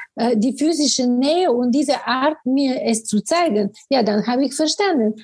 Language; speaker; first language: German; non-native, fluent; Bulgarian